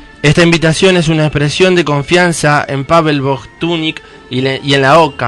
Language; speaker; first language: Spanish; native; Spanish